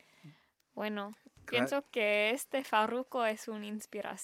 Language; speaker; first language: Spanish; early bilingual, heritage; Spanish